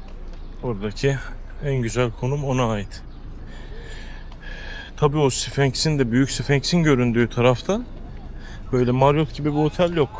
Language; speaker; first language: Turkish; native; Turkish